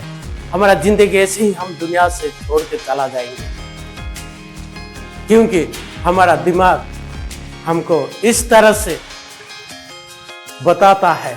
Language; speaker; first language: Hindi; non-native, local second language; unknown